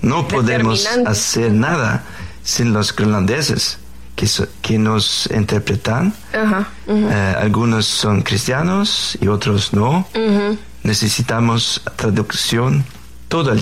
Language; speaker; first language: Spanish; non-native, learner; Faroese